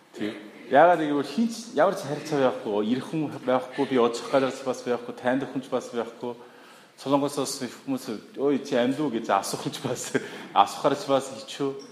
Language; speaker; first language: Mongolian; non-native, fluent; Korean